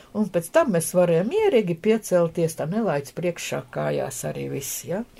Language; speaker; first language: Latvian; non-native, local second language; Russian